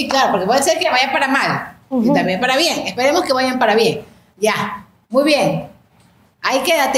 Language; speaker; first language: Spanish; native; Spanish